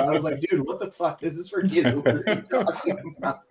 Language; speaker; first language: English; native; English